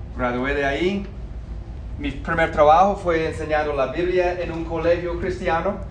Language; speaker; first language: Spanish; non-native, fluent; English